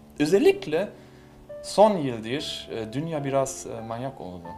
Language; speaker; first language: Turkish; non-native, learner; German